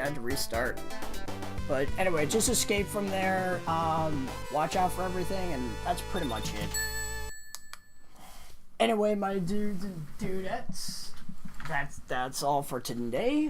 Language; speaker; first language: English; native; English